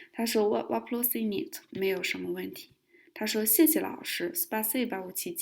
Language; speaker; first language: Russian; non-native, learner; Kyrgyz